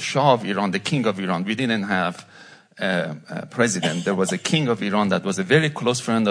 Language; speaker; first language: English; non-native, fluent; Persian